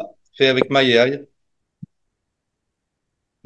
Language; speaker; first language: French; native; French